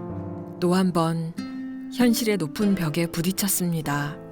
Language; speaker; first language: Korean; native; Korean